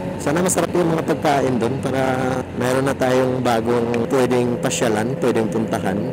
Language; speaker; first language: Filipino; non-native, local second language; Cebuano